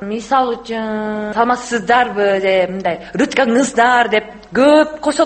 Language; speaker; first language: Kyrgyz; non-native, learner; Japanese